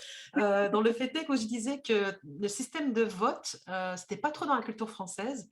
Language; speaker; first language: French; native; French